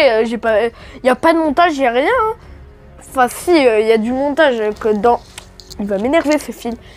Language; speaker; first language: French; native; French